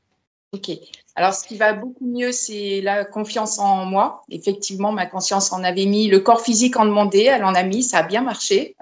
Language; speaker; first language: French; native; French